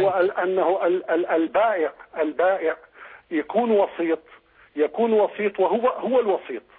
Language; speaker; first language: Arabic; native; Arabic